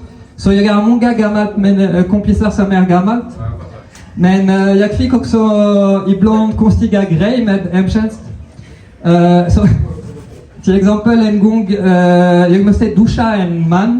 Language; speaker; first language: Swedish; non-native, fluent; French